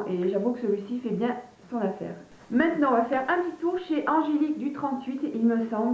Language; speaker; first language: French; native; French